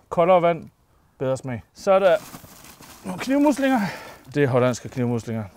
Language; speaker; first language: Danish; native; Danish